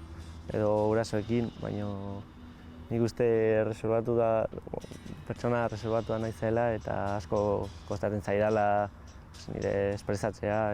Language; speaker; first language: Basque; non-native, local second language; Spanish